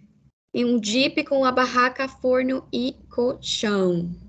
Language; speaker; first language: Portuguese; non-native, fluent; Spanish